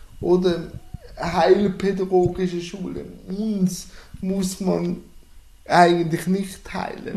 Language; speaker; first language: German; native; German